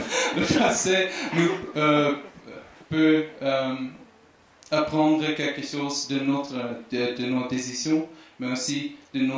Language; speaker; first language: French; non-native, fluent; Dutch